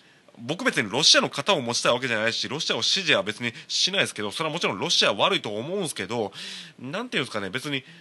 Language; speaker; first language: Japanese; native; Japanese